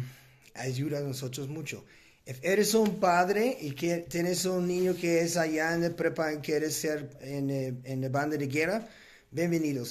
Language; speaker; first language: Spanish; non-native, learner; English